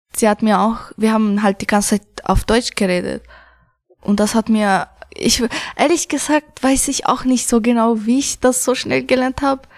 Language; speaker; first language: German; early bilingual, other home language; Arabic